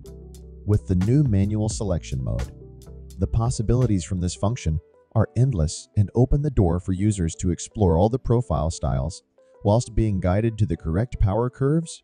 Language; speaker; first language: English; native; English